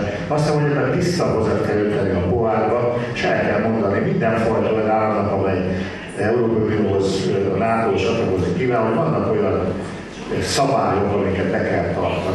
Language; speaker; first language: Hungarian; native; Hungarian